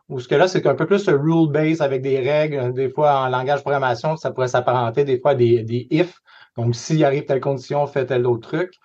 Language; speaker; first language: French; native; French